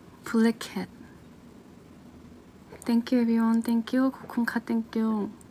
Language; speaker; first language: English; non-native, learner; Korean